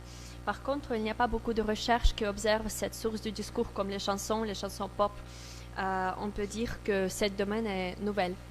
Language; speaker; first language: French; non-native, learner; Russian